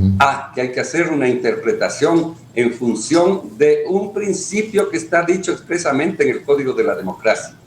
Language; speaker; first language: Spanish; native; Spanish